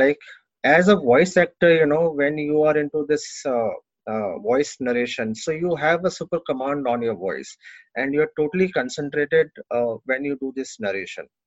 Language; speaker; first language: English; non-native, local second language; Hindi